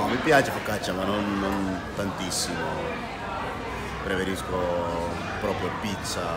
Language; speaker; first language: Italian; non-native, learner; Dutch